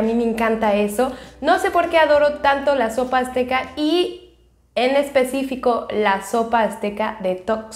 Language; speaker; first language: Spanish; non-native, fluent; French